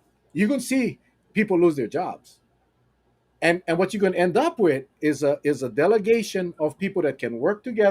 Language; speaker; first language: English; native; English